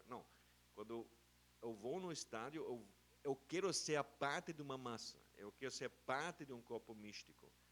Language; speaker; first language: Portuguese; non-native, fluent; German